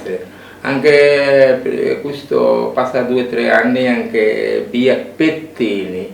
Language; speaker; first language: Italian; non-native, learner; Bangla